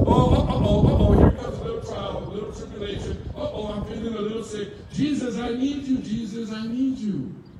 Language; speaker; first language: English; early bilingual, other home language; Spanish